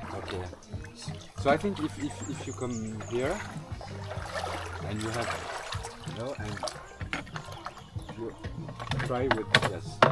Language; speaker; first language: English; non-native, fluent; French